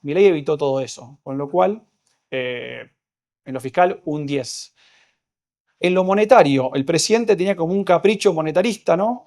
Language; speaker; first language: Spanish; native; Spanish